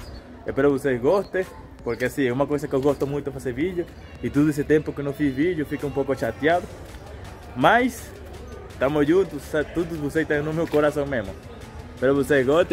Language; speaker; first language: Portuguese; non-native, fluent; Spanish